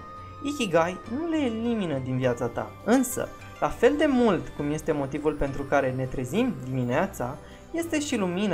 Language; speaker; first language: Romanian; native; Romanian